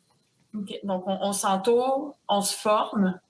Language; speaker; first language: French; native; French